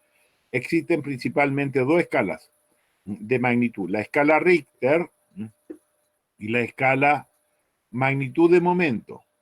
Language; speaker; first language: Spanish; native; Spanish